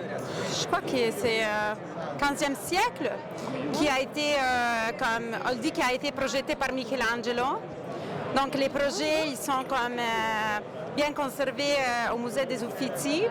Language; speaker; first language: French; non-native, fluent; Italian